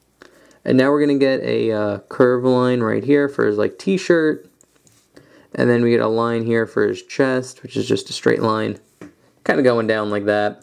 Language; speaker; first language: English; native; English